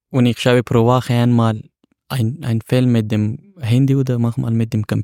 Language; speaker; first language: German; non-native, learner; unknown